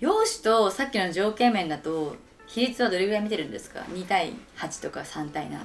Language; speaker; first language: Japanese; native; Japanese